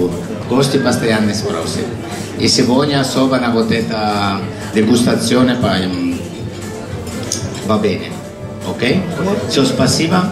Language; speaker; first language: Russian; non-native, learner; Italian